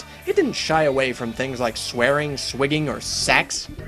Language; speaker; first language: English; native; English